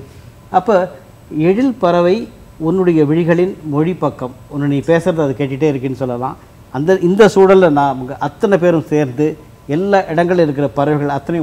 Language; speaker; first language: Tamil; native; Tamil